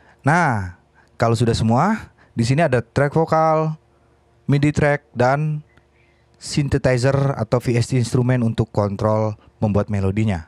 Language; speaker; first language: Indonesian; native; Indonesian